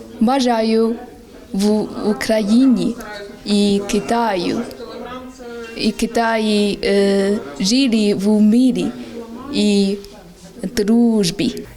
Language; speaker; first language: Ukrainian; non-native, learner; Chinese